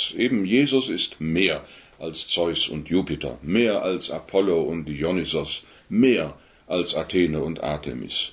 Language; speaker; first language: German; native; German